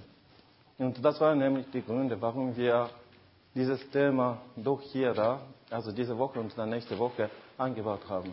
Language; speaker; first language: German; non-native, fluent; Japanese